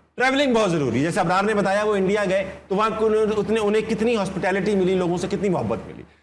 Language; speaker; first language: Urdu; native; Urdu